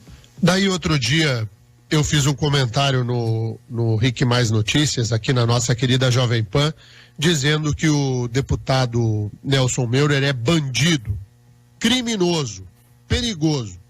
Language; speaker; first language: Portuguese; native; Portuguese